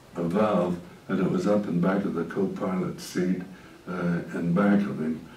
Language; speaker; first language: English; native; English